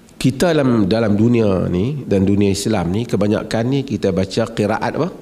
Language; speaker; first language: Malay; native; Malay